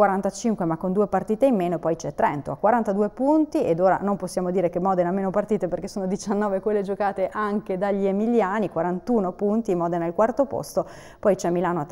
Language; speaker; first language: Italian; native; Italian